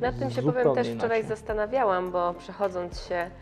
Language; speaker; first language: Polish; native; Polish